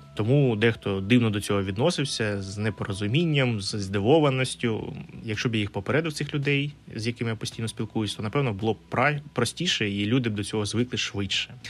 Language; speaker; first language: Ukrainian; non-native, local second language; Russian